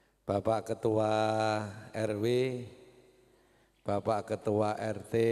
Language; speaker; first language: Indonesian; non-native, local second language; Javanese